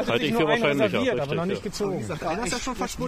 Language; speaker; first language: German; native; German